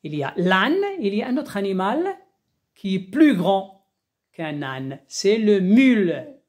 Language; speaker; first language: French; non-native, local second language; Arabic